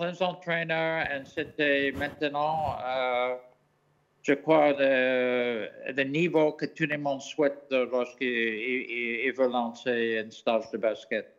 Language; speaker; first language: French; non-native, fluent; English